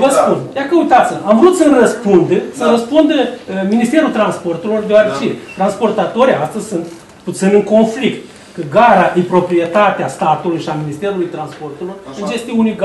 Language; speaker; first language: Romanian; native; Romanian